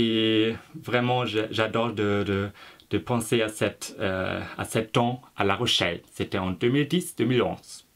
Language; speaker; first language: French; non-native, fluent; German